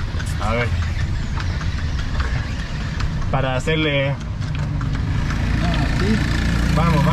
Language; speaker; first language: Spanish; non-native, fluent; Danish